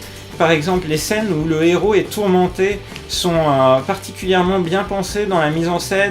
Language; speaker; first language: French; native; French